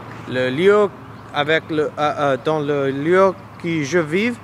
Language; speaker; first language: French; non-native, learner; English